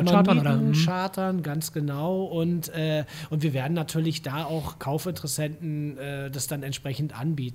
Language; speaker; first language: German; native; German